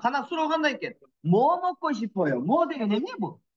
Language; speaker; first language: Korean; non-native, fluent; Kyrgyz